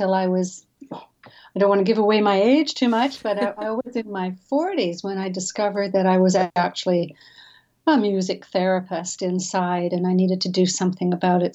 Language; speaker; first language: English; native; English